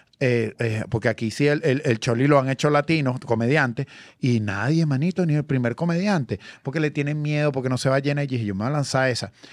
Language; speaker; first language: Spanish; native; Spanish